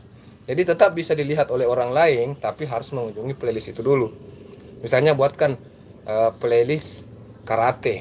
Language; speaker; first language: Indonesian; native; Indonesian